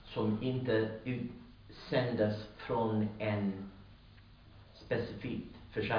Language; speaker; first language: Swedish; non-native, learner; English